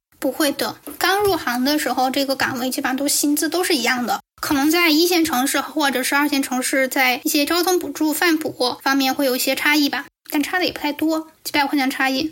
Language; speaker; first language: Chinese; native; Chinese